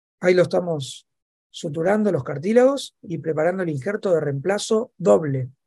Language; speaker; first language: Spanish; native; Spanish